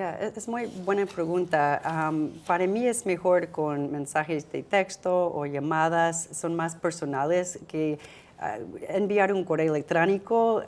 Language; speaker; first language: Spanish; non-native, fluent; English